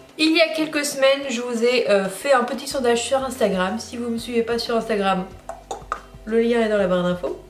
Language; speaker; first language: French; native; French